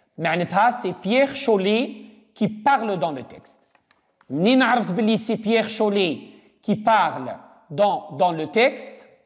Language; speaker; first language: French; non-native, local second language; Arabic